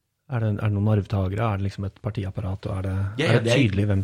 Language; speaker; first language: Norwegian; native; Norwegian